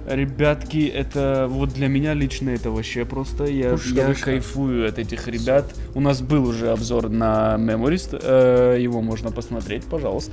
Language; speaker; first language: Russian; native; Russian